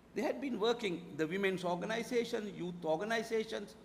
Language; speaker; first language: English; non-native, local second language; Sinhala